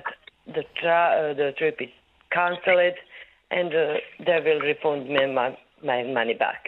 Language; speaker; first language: English; non-native, learner; Croatian